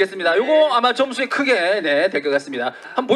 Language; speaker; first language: Korean; native; Korean